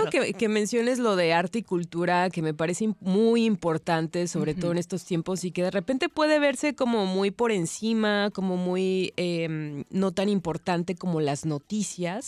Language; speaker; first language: Spanish; native; Spanish